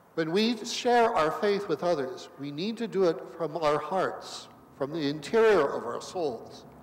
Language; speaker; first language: English; native; English